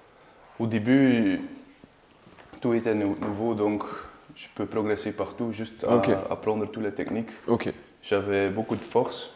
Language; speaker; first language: French; non-native, learner; Dutch